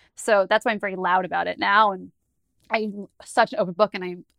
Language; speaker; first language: English; native; English